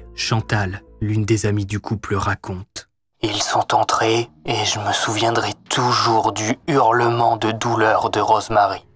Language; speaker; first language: French; native; French